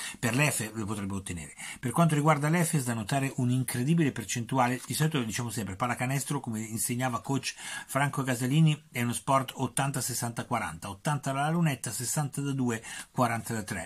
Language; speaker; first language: Italian; native; Italian